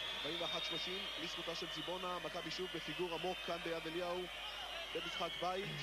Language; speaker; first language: Hebrew; native; Hebrew